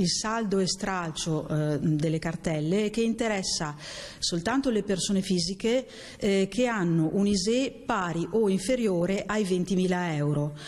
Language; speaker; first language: Italian; native; Italian